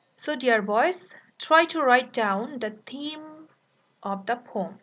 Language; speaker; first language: English; non-native, local second language; Bangla